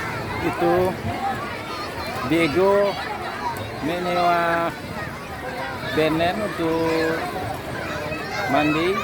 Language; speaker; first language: Indonesian; non-native, local second language; Minangkabau